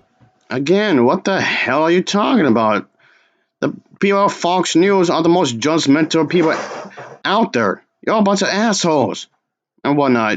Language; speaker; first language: English; native; English